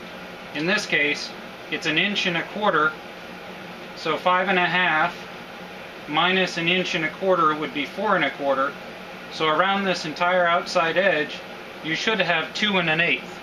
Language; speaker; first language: English; native; English